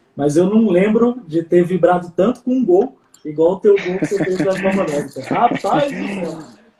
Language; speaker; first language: Portuguese; native; Portuguese